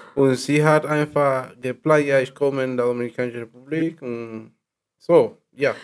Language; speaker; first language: German; non-native, learner; Spanish